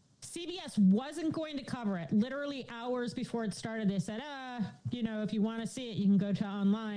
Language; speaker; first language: English; native; English